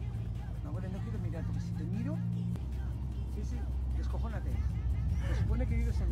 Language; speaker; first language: Spanish; native; Spanish